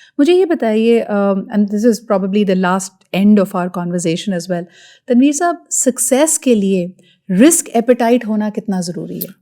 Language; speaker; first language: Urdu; native; Urdu